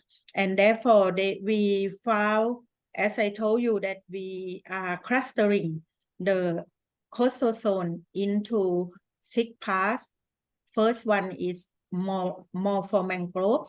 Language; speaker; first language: English; non-native, fluent; Thai